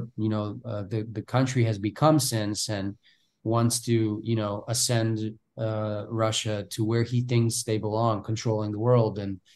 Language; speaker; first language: English; non-native, fluent; Bulgarian